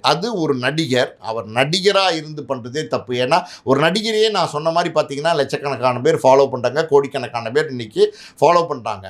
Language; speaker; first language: Tamil; native; Tamil